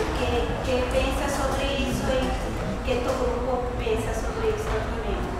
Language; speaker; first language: Spanish; non-native, learner; Portuguese